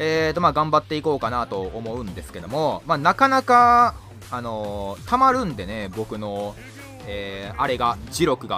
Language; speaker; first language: Japanese; native; Japanese